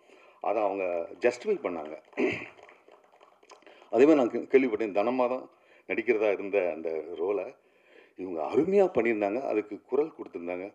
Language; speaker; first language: Tamil; native; Tamil